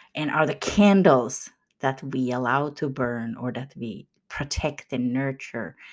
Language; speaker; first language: English; non-native, fluent; Swedish